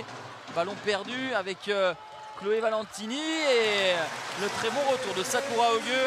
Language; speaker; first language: French; native; French